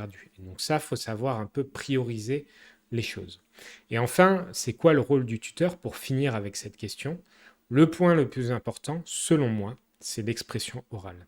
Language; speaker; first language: French; native; French